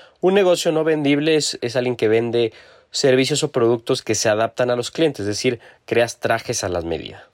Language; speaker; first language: Spanish; native; Spanish